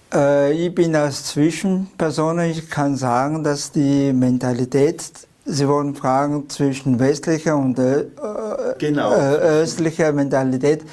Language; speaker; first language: German; non-native, fluent; Chinese